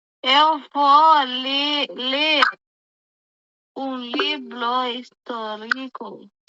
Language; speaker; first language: Portuguese; non-native, learner; Haitian Creole